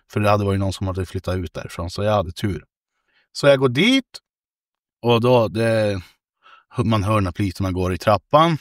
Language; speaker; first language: Swedish; native; Swedish